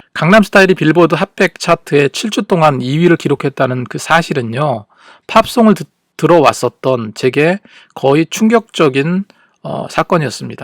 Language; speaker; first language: Korean; native; Korean